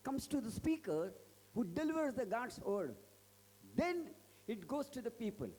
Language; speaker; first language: English; non-native, local second language; Telugu